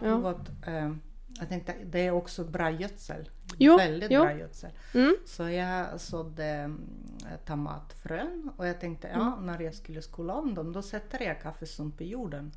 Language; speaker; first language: Swedish; non-native, fluent; Russian